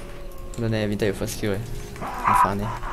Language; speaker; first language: Chinese; native; Chinese